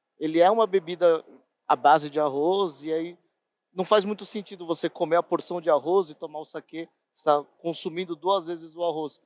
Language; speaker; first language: Portuguese; native; Portuguese